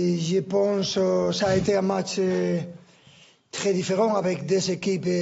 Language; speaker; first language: French; non-native, fluent; Spanish